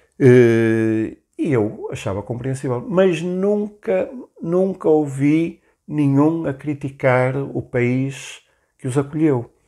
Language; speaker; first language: Portuguese; native; Portuguese